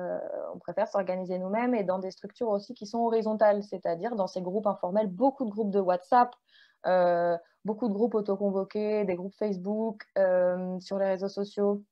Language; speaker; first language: French; native; French